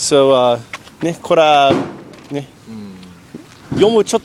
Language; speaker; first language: Japanese; non-native, learner; English